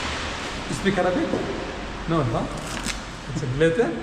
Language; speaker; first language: English; non-native, learner; Arabic